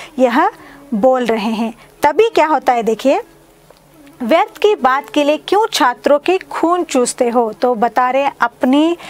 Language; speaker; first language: Hindi; non-native, local second language; Kannada